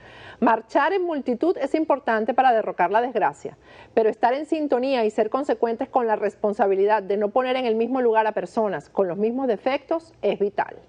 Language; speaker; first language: Spanish; native; Spanish